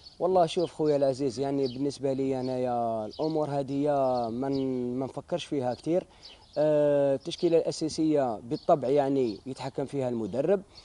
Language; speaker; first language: Arabic; native; Arabic